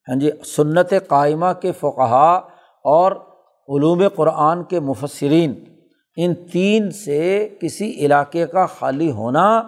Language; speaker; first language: Urdu; non-native, local second language; Punjabi